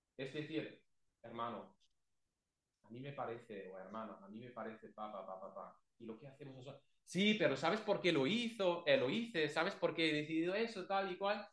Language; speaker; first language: Spanish; non-native, fluent; German